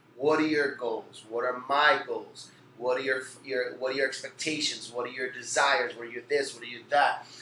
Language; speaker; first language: English; early bilingual, other home language; Spanish